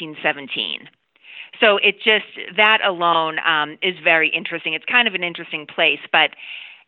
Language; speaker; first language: English; native; English